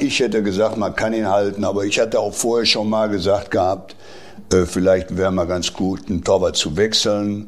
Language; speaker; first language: German; native; German